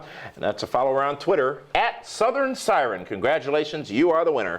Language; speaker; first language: English; native; English